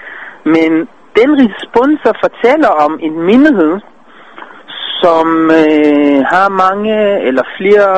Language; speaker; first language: Danish; non-native, fluent; Hebrew